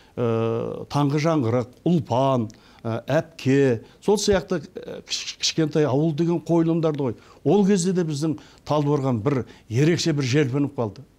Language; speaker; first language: Kazakh; early bilingual, heritage; Kazakh